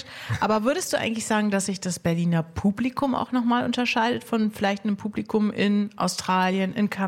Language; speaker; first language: German; native; German